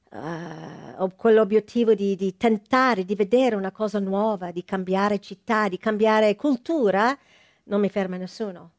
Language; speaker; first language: Italian; non-native, fluent; English